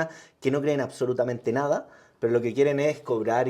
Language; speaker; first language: Spanish; native; Spanish